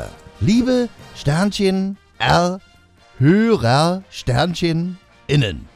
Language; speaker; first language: German; native; German